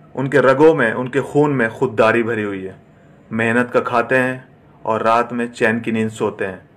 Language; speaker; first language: Hindi; native; Hindi